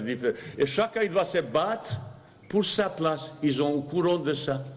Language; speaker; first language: French; non-native, fluent; Bosnian